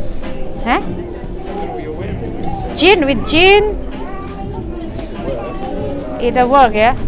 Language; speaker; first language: English; non-native, learner; Indonesian